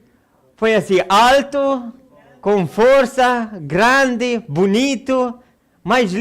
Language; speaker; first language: Portuguese; non-native, fluent; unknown